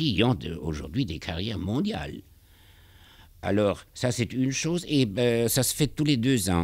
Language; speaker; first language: French; non-native, fluent; German